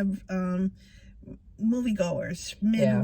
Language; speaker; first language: English; native; English